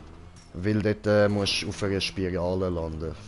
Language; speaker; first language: German; native; German